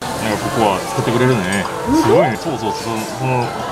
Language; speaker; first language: Korean; native; Korean